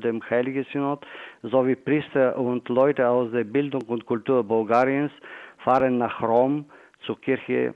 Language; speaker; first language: German; non-native, fluent; Bulgarian